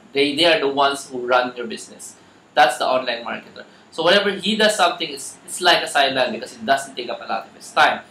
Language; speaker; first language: English; non-native, local second language; Filipino